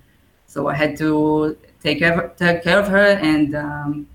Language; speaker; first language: English; non-native, fluent; Hebrew